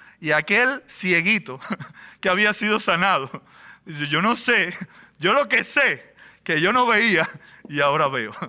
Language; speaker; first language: Spanish; native; Spanish